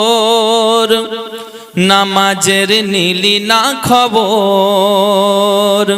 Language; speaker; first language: Bangla; native; Bangla